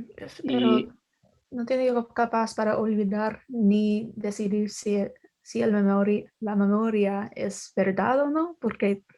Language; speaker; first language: Spanish; non-native, learner; English